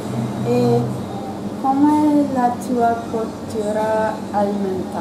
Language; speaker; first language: Italian; non-native, learner; English